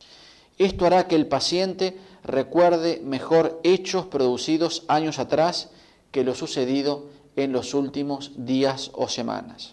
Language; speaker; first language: Spanish; native; Spanish